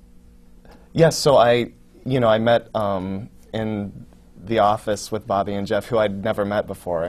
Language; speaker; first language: English; native; English